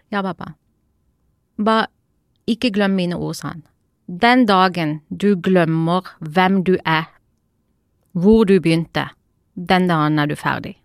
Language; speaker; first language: Norwegian; early bilingual, other home language; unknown